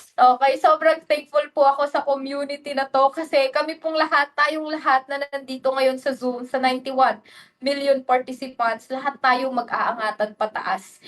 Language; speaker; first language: Filipino; non-native, local second language; Waray